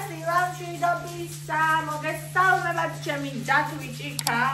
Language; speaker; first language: Georgian; native; Georgian